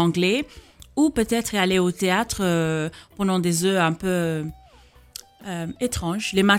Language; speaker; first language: French; non-native, fluent; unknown